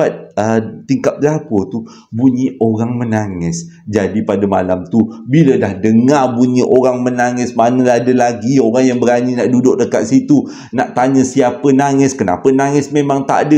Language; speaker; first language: Malay; native; Malay